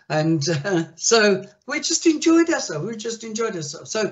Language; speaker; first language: English; native; English